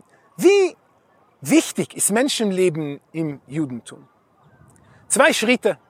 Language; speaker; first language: German; non-native, fluent; Hebrew